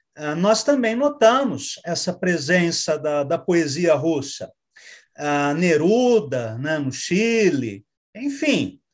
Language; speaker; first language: Portuguese; native; Portuguese